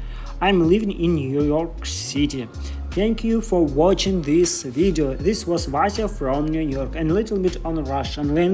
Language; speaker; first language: English; non-native, learner; Russian